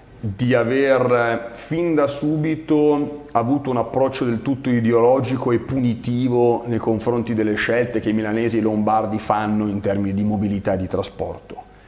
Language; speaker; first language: Italian; native; Italian